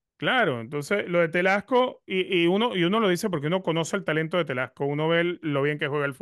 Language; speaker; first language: Spanish; native; Spanish